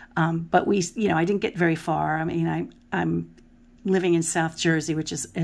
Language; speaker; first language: English; native; English